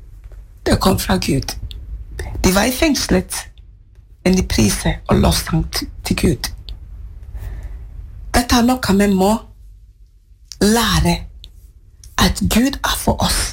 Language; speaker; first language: Norwegian; non-native, fluent; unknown